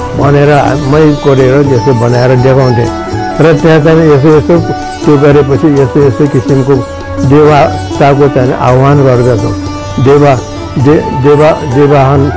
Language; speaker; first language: Nepali; non-native, local second language; Newari